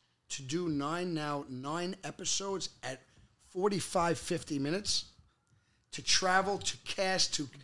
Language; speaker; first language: English; native; English